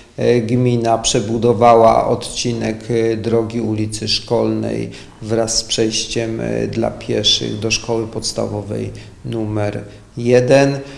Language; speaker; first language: Polish; native; Polish